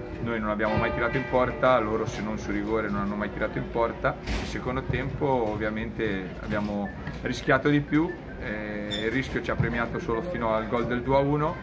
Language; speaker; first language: Italian; native; Italian